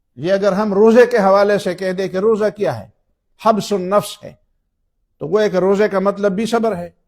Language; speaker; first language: Urdu; non-native, local second language; Pashto